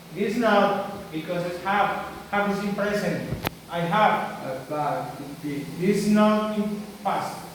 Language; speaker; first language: English; non-native, learner; Spanish